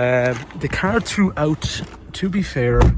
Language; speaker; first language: English; native; English